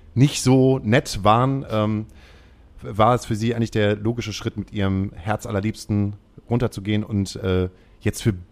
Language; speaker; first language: German; native; German